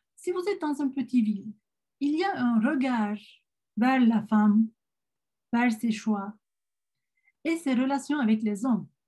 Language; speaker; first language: French; non-native, fluent; Turkish